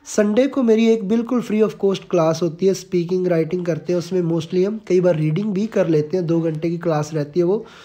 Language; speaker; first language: Hindi; non-native, local second language; Punjabi